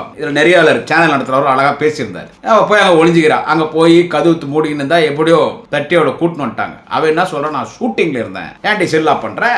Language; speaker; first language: Tamil; non-native, local second language; Telugu